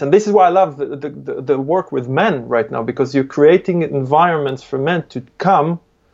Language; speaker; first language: English; non-native, fluent; Hebrew